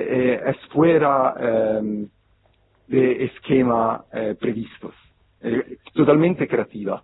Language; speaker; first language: Spanish; non-native, fluent; Italian